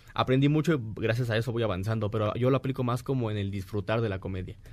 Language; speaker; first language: Spanish; native; Spanish